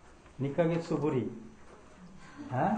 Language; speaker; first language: Japanese; non-native, fluent; Bangla